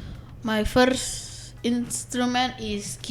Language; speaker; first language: English; non-native, learner; Indonesian